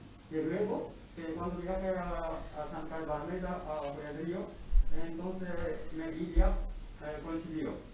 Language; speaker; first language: Spanish; non-native, learner; Japanese